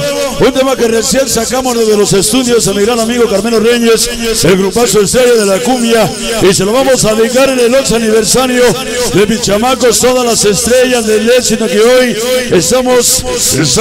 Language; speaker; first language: Spanish; native; Spanish